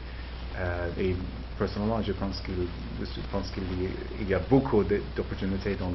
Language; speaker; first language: French; non-native, fluent; English